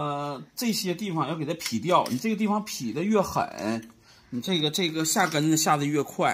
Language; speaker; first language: Chinese; native; Chinese